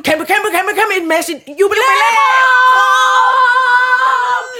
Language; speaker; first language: Danish; native; Danish